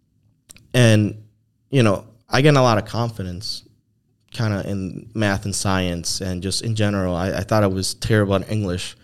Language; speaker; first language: English; non-native, fluent; Spanish